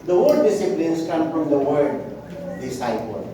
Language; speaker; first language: English; non-native, local second language; Filipino